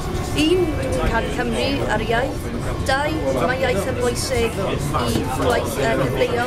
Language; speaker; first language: Welsh; non-native, local second language; English